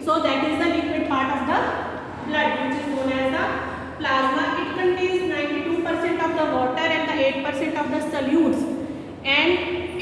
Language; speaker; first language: English; non-native, local second language; Hindi